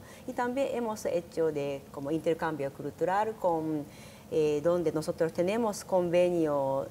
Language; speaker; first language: Spanish; non-native, learner; Japanese